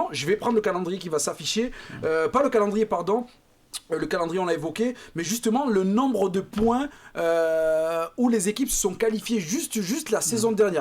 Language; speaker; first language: French; native; French